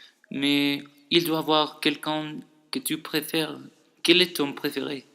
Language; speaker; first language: French; non-native, learner; Spanish